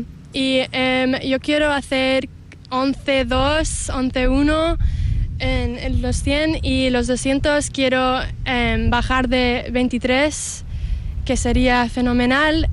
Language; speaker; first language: Spanish; early bilingual, heritage; Spanish